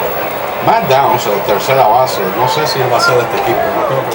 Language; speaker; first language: Spanish; native; Spanish